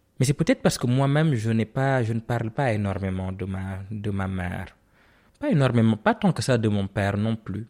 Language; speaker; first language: French; non-native, local second language; Serer